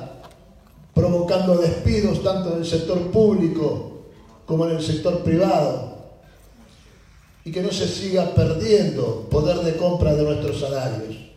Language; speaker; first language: Spanish; native; Spanish